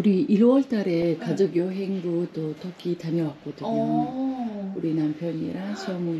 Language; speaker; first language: Korean; non-native, fluent; Uzbek